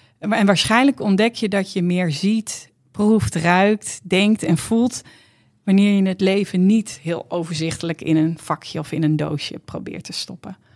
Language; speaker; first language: Dutch; native; Dutch